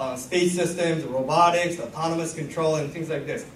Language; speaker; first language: English; non-native, fluent; Japanese